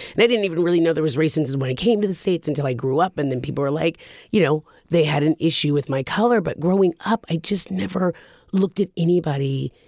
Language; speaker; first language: English; early bilingual, other home language; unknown